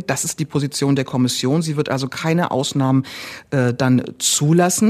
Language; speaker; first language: German; native; German